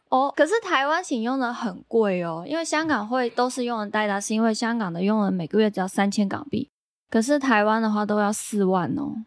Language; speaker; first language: Chinese; non-native, local second language; Cantonese